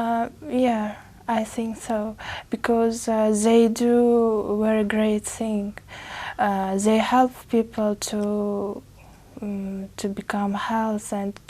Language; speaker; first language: English; non-native, learner; Uzbek